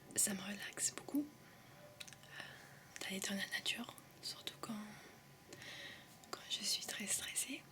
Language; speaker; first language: French; early bilingual, heritage; French